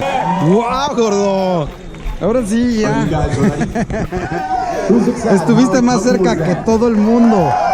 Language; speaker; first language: Spanish; native; Spanish